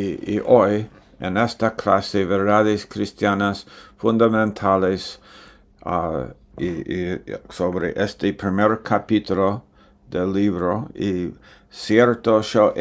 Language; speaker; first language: Spanish; non-native, fluent; English